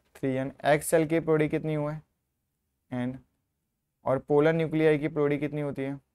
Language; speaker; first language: Hindi; non-native, local second language; Gujarati